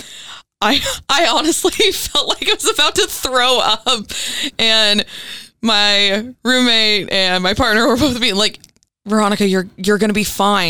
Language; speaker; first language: English; native; English